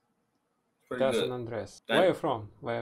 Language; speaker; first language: English; non-native, learner; Russian